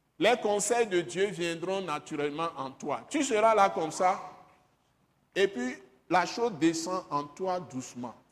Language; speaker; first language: French; non-native, local second language; Ewe